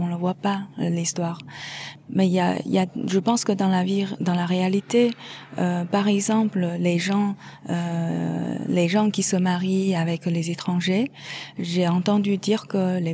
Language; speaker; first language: French; non-native, fluent; Chinese